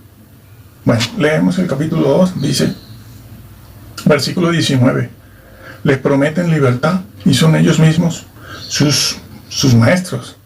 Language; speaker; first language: Spanish; native; Spanish